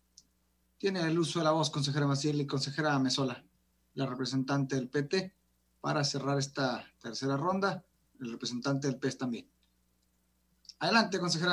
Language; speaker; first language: Spanish; native; Spanish